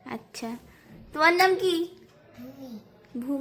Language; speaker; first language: Hindi; non-native, local second language; Bangla